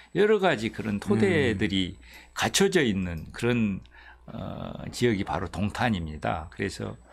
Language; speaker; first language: Korean; native; Korean